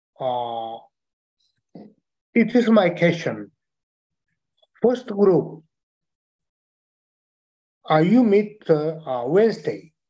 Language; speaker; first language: English; non-native, learner; Chinese